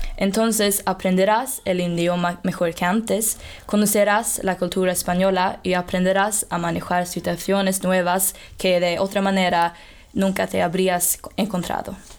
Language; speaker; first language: Spanish; non-native, fluent; Swedish